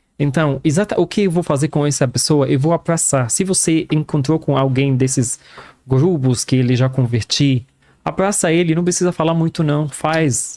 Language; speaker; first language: Portuguese; non-native, fluent; Arabic